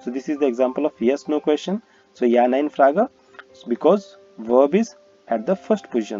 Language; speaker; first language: English; non-native, local second language; Hindi